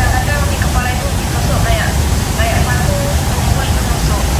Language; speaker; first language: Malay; non-native, local second language; Javanese